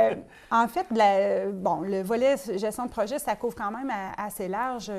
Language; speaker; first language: French; native; French